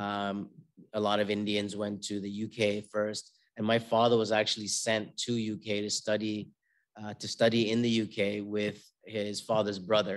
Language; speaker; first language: English; native; English